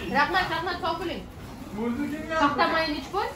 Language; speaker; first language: Russian; native; Russian